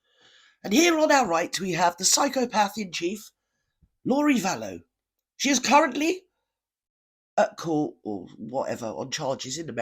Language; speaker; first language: English; native; English